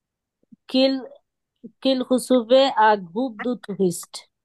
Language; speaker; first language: French; non-native, learner; Bangla